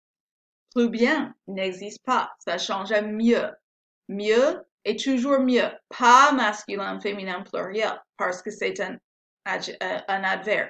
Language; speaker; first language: French; non-native, fluent; English